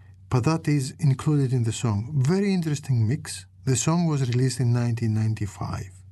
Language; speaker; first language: English; non-native, fluent; Greek